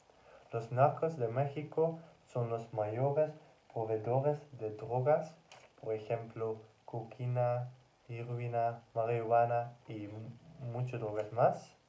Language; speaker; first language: Spanish; non-native, learner; Dutch